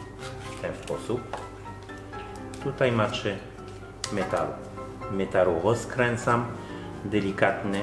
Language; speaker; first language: Polish; non-native, learner; French